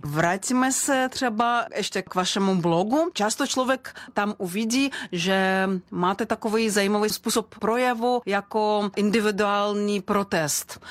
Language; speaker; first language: Czech; non-native, fluent; Russian